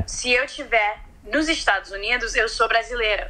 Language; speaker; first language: Portuguese; early bilingual, heritage; Portuguese